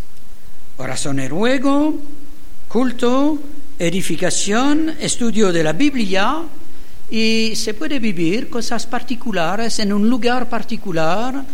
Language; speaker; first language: Spanish; non-native, learner; German